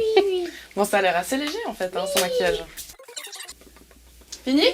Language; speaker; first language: French; native; French